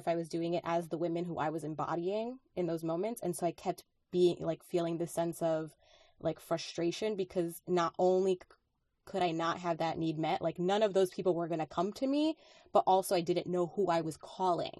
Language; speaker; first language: English; non-native, fluent; Spanish